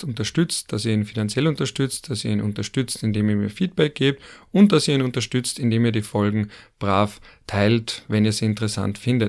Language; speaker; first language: German; native; German